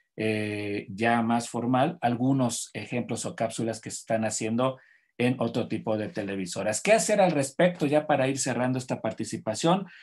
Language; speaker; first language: Spanish; native; Spanish